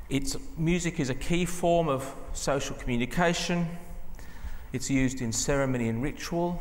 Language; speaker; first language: English; native; English